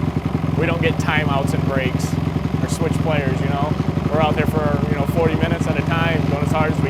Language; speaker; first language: English; native; English